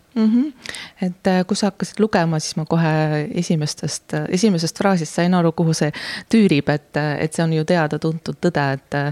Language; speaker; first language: Estonian; non-native, local second language; Russian